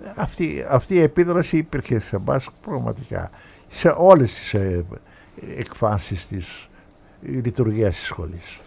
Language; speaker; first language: Greek; native; Greek